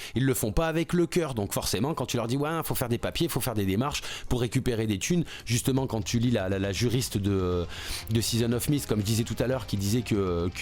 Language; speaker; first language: French; native; French